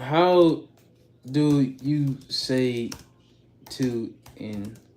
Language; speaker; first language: English; native; English